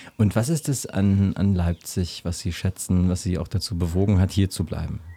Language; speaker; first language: German; native; German